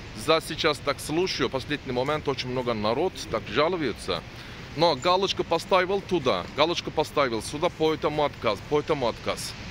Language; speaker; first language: Russian; non-native, learner; Turkish